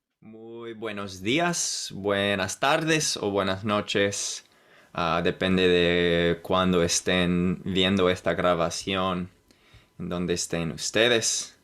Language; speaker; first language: Spanish; non-native, fluent; English